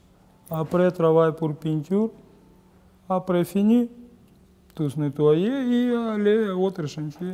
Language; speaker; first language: French; non-native, learner; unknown